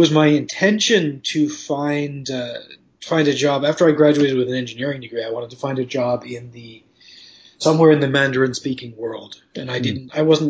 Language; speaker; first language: English; native; English